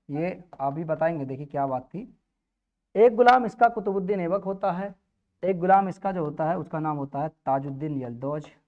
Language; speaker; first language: Hindi; native; Hindi